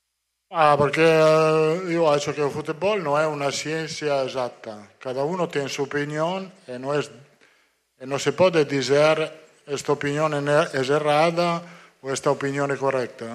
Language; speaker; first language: Portuguese; non-native, fluent; Italian